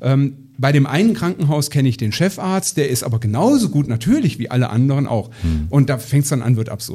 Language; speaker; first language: German; native; German